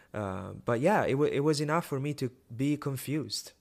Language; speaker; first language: English; non-native, fluent; Italian